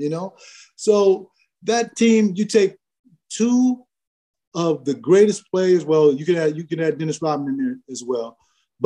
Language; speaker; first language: English; native; English